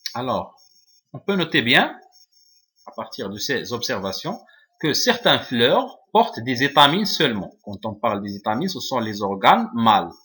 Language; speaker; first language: French; non-native, local second language; Arabic